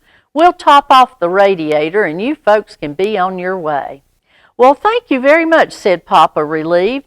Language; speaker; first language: English; native; English